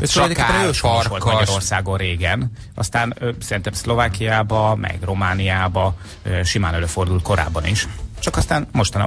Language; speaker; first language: Hungarian; native; Hungarian